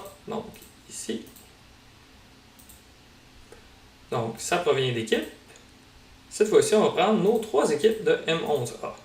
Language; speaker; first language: French; native; French